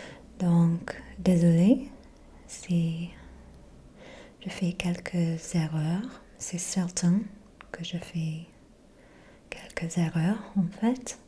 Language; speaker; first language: French; non-native, fluent; English